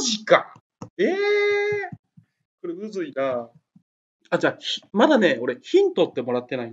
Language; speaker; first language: Japanese; native; Japanese